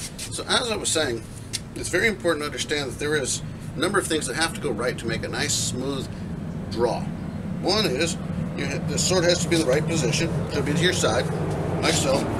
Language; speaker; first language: English; native; English